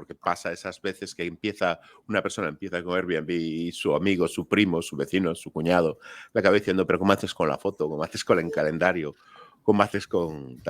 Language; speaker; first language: Spanish; native; Spanish